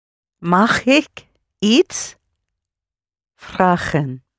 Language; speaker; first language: Dutch; non-native, learner; English